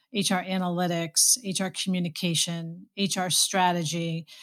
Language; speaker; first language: English; native; English